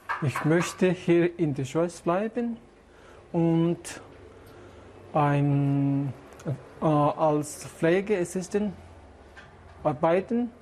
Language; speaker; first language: German; non-native, learner; Tibetan